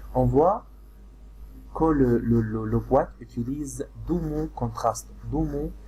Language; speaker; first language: French; non-native, fluent; Arabic